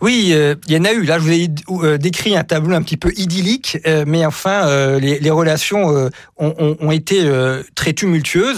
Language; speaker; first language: French; native; French